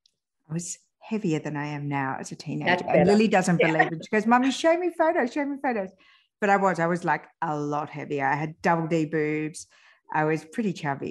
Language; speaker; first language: English; early bilingual, other home language; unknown